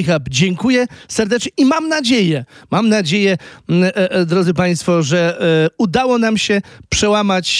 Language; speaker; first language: Polish; native; Polish